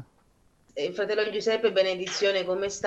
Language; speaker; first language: Italian; non-native, learner; Spanish